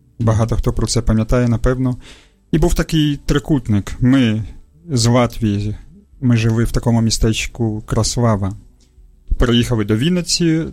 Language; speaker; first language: Ukrainian; early bilingual, other home language; Russian